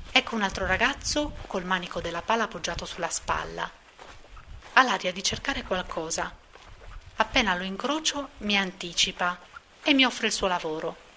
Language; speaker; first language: Italian; native; Italian